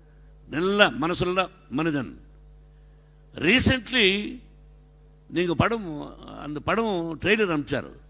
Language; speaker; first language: Tamil; non-native, learner; Telugu